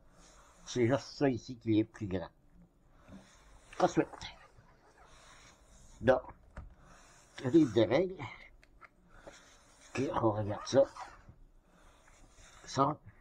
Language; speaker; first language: French; native; French